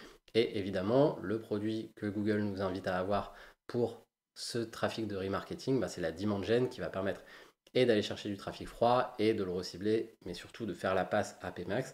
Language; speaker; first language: French; native; French